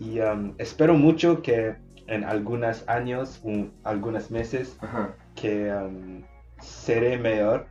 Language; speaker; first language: Spanish; non-native, learner; English